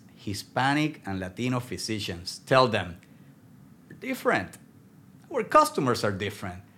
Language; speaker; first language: English; non-native, fluent; Spanish